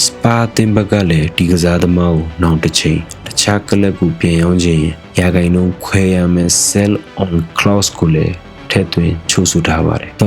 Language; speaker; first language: Burmese; native; Burmese